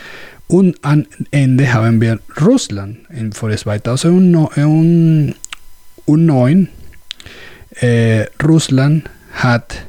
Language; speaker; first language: German; non-native, learner; Spanish